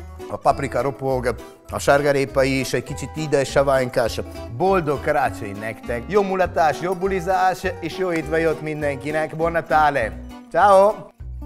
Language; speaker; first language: Hungarian; non-native, fluent; Italian